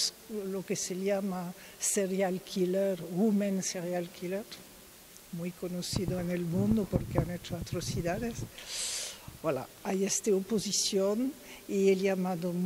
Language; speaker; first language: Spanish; non-native, learner; French